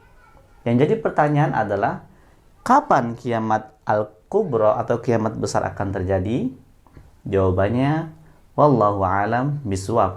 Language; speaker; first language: Indonesian; native; Indonesian